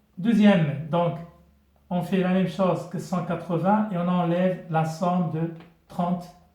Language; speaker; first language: French; non-native, local second language; Arabic